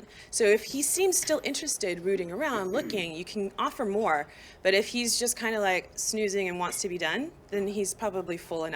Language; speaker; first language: English; native; English